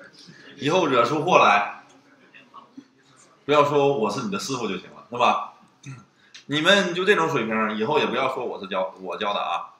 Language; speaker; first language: Chinese; native; Chinese